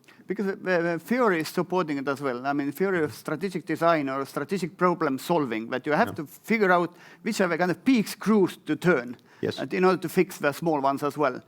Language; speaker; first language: English; non-native, fluent; Estonian